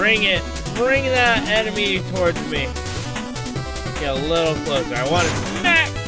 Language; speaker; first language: English; native; English